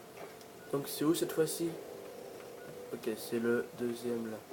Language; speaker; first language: French; native; French